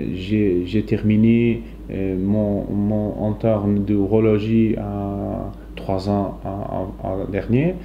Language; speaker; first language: French; non-native, fluent; Portuguese